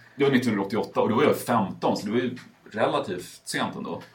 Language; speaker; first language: Swedish; native; Swedish